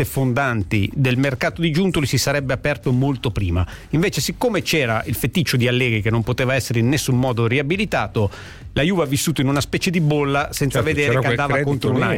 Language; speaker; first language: Italian; native; Italian